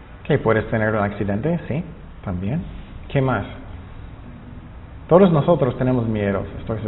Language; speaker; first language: Spanish; non-native, fluent; English